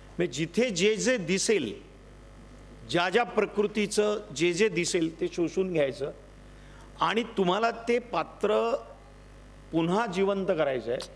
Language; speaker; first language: Marathi; non-native, local second language; Gujarati